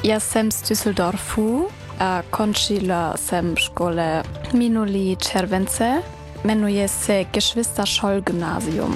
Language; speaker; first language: Czech; non-native, learner; German